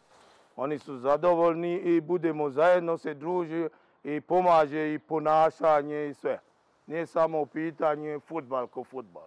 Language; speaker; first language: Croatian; non-native, learner; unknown